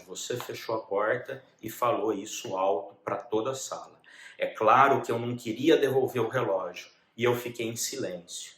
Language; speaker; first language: Portuguese; native; Portuguese